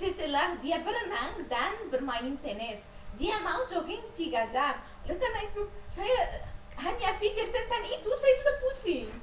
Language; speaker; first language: Indonesian; non-native, learner; Arabic